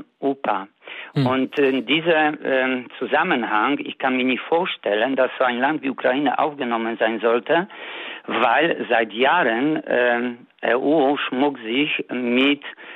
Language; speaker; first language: German; non-native, fluent; Polish